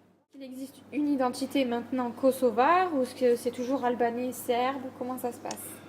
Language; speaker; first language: French; native; French